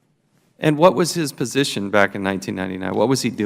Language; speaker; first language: English; native; English